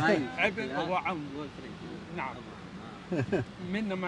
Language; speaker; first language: Arabic; non-native, learner; English